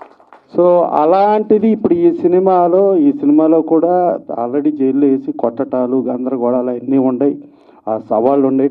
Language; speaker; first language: Telugu; native; Telugu